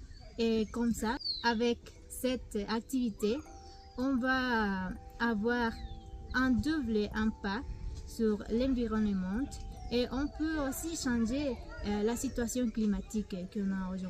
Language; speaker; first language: French; non-native, learner; Spanish